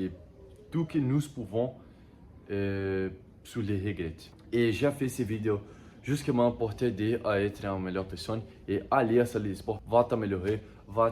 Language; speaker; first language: French; non-native, learner; Portuguese